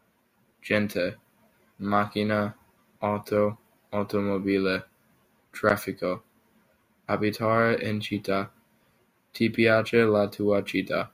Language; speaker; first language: Italian; non-native, learner; English